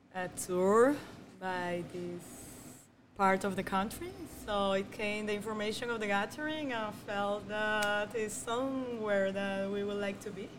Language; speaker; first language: English; non-native, fluent; Spanish